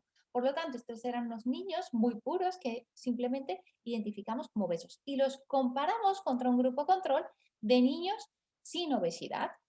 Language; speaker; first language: Spanish; native; Spanish